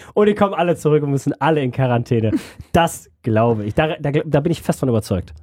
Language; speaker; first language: German; native; German